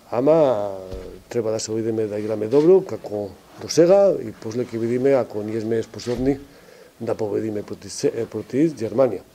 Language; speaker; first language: Macedonian; non-native, fluent; Spanish